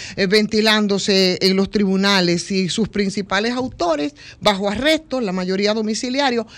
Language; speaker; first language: Spanish; native; Spanish